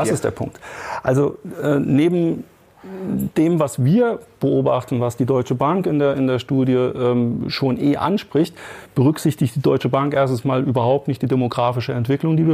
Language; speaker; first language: German; native; German